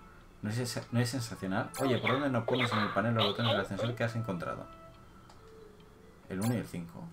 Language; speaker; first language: Spanish; native; Spanish